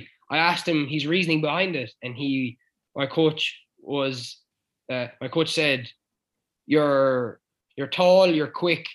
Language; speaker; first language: English; native; English